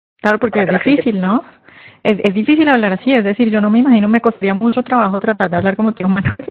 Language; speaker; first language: Spanish; native; Spanish